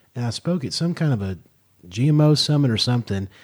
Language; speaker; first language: English; native; English